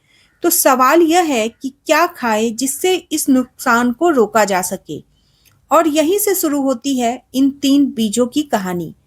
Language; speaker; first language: Hindi; native; Hindi